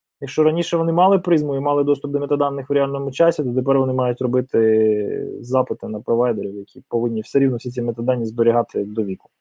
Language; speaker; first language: Ukrainian; native; Ukrainian